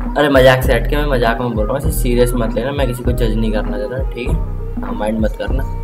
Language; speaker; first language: Hindi; native; Hindi